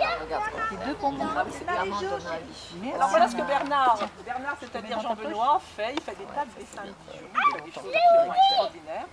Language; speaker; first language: French; native; French